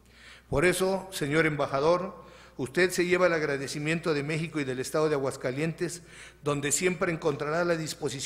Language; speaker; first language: Spanish; native; Spanish